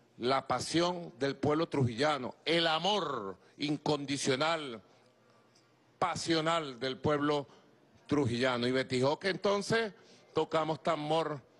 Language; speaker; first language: Spanish; native; Spanish